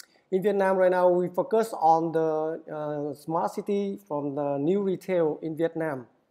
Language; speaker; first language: English; non-native, fluent; Vietnamese